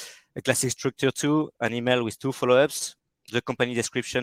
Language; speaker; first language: English; non-native, fluent; French